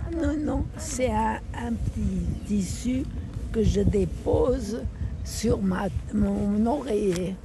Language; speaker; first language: French; non-native, fluent; Portuguese